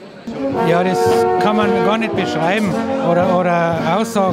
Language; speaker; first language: German; native; German